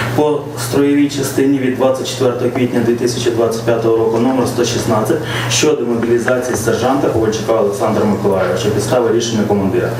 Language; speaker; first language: Ukrainian; native; Ukrainian